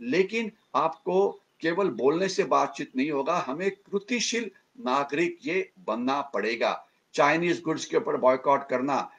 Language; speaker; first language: Hindi; non-native, local second language; Marathi